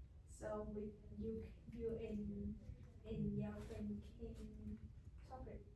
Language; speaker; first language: English; non-native, learner; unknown